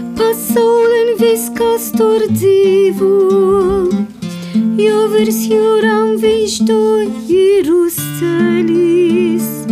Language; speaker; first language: Latvian; native; Latvian